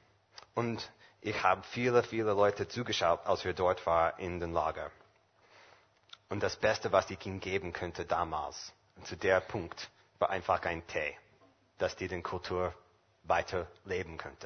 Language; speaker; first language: German; non-native, fluent; English